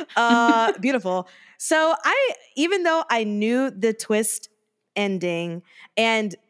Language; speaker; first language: English; native; English